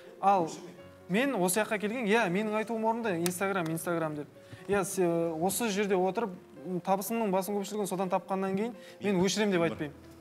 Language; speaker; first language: Kazakh; native; Kazakh